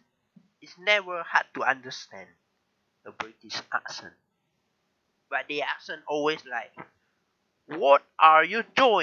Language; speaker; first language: English; non-native, learner; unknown